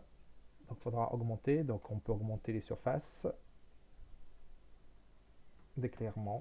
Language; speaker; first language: French; native; French